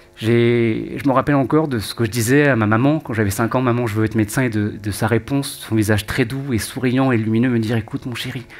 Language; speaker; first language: French; native; French